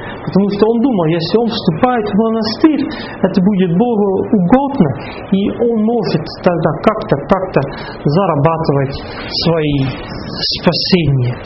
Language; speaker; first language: Russian; non-native, fluent; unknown